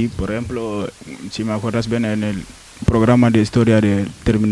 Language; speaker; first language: Spanish; non-native, learner; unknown